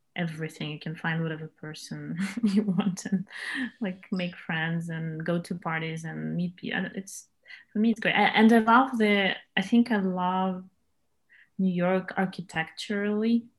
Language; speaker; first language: English; non-native, fluent; Russian